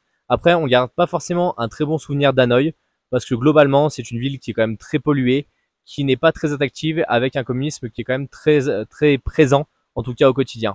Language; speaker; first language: French; native; French